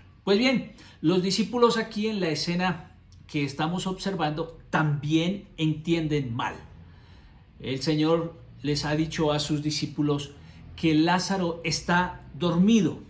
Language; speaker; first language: Spanish; native; Spanish